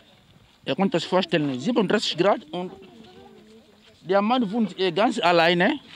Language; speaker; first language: German; non-native, fluent; Portuguese